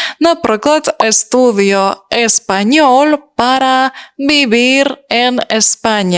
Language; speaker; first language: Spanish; non-native, fluent; Ukrainian